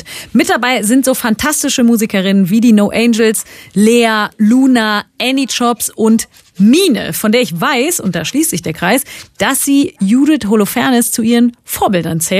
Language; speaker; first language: German; native; German